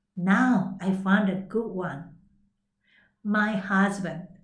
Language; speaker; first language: English; non-native, fluent; Japanese